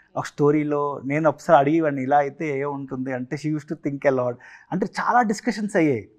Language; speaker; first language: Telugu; native; Telugu